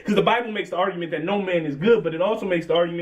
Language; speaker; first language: English; native; English